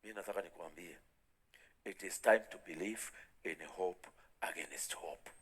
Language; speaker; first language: English; non-native, local second language; Swahili